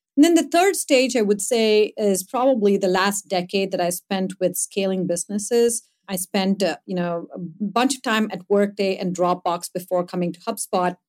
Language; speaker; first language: English; non-native, local second language; Tamil